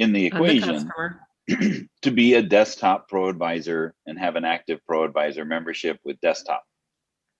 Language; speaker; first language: English; native; English